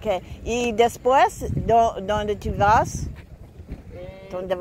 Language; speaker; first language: Spanish; non-native, learner; English